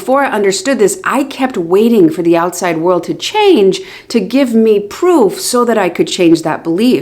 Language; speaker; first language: English; native; English